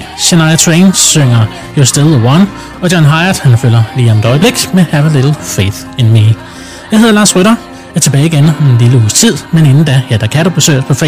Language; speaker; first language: Danish; native; Danish